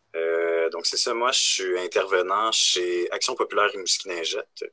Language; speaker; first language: French; native; French